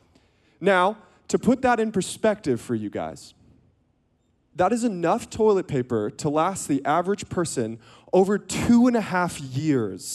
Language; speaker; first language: English; native; English